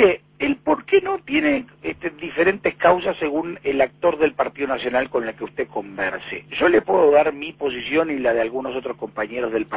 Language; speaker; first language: Spanish; native; Spanish